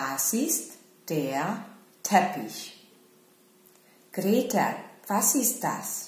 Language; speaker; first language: German; non-native, fluent; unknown